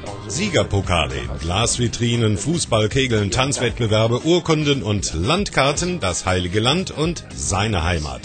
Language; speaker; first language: German; native; German